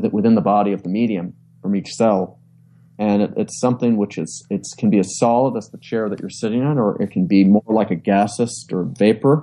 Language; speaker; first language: English; native; English